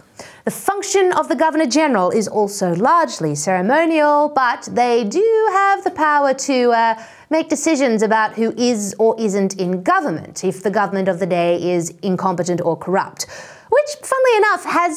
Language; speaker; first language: English; native; English